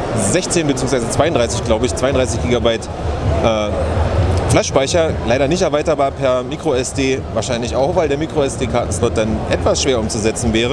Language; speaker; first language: German; native; German